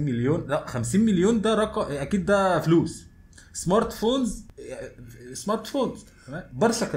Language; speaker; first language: Arabic; native; Arabic